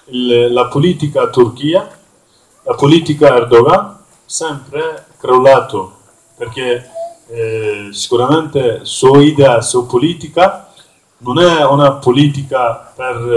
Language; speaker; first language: Italian; non-native, learner; Kurdish